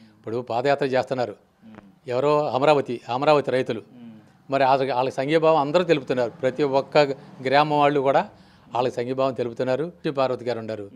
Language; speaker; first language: Telugu; native; Telugu